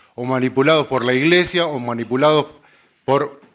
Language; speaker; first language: Spanish; native; Spanish